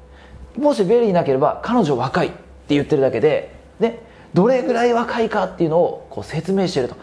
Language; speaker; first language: Japanese; native; Japanese